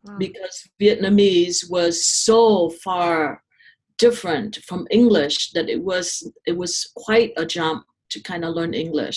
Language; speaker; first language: English; non-native, fluent; Vietnamese